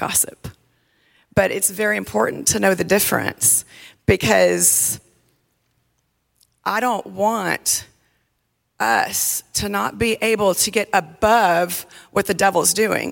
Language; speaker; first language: English; native; English